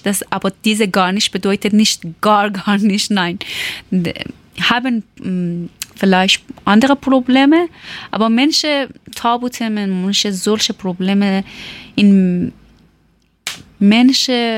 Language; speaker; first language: German; non-native, learner; Persian